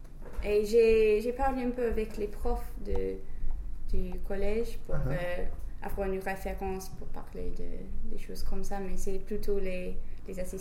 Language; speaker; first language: French; non-native, fluent; English